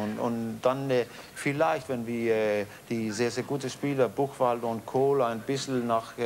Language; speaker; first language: German; non-native, fluent; Danish